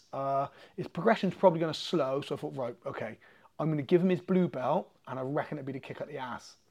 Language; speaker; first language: English; native; English